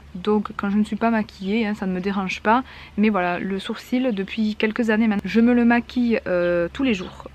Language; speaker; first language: French; native; French